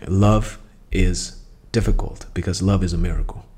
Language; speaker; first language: English; non-native, fluent; Vietnamese